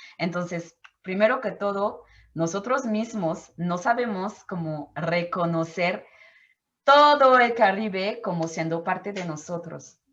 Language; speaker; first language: Spanish; non-native, fluent; French